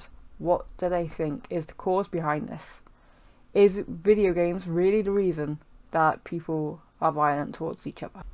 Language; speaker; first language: English; native; English